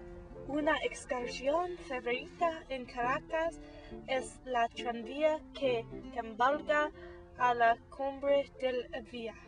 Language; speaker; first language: Spanish; non-native, learner; English